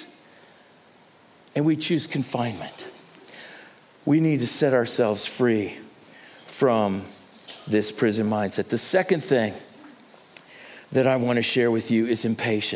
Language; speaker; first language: English; native; English